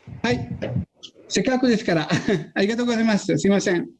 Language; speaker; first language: Japanese; non-native, fluent; Italian